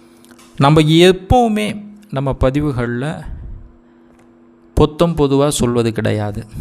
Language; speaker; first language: Tamil; native; Tamil